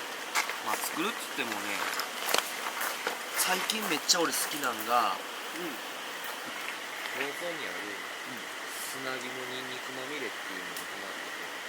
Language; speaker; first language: Japanese; native; Japanese